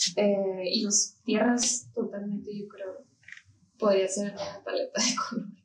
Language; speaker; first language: Spanish; native; Spanish